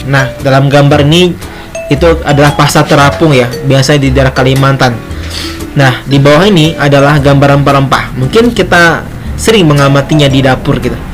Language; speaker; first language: Indonesian; non-native, local second language; Minangkabau